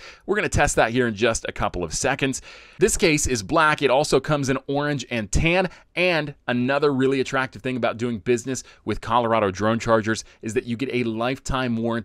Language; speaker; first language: English; native; English